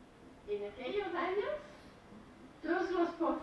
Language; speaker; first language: Spanish; non-native, fluent; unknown